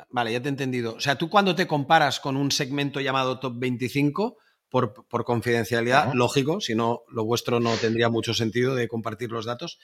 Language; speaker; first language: Spanish; native; Spanish